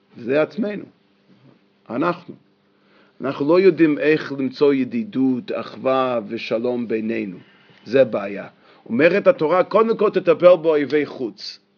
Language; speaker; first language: Hebrew; non-native, fluent; English